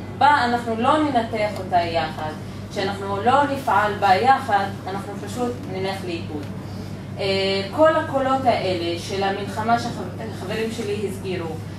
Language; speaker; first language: Hebrew; non-native, local second language; Arabic